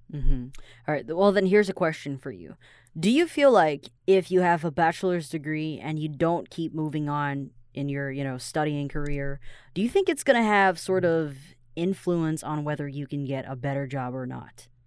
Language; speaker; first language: English; non-native, fluent; Chinese